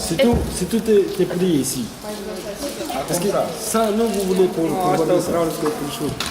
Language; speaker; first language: French; non-native, learner; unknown